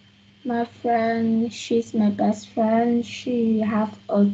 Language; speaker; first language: English; non-native, learner; Vietnamese